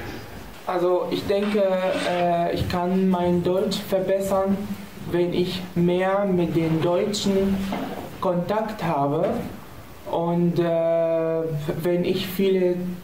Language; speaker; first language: German; non-native, learner; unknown